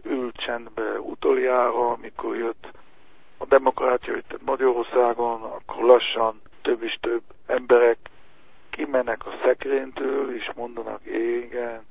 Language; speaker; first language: Hungarian; early bilingual, heritage; Hungarian